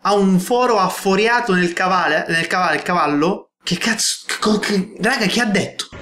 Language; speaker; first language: Italian; native; Italian